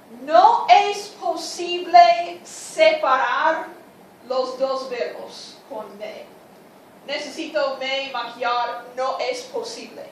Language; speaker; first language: Spanish; non-native, fluent; English